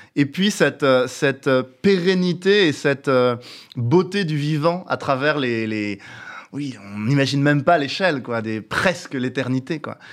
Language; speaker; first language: French; native; French